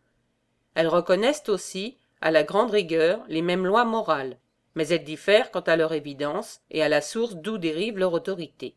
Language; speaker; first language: French; native; French